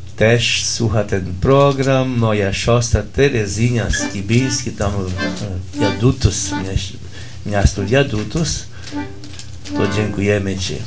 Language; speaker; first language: Polish; early bilingual, heritage; Polish